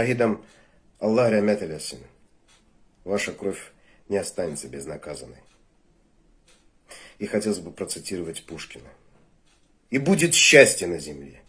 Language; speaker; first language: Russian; native; Russian